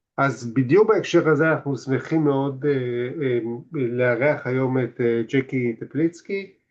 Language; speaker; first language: Hebrew; native; Hebrew